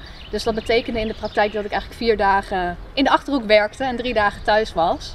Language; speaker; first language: Dutch; native; Dutch